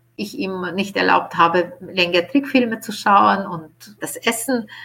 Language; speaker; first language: German; non-native, fluent; Ukrainian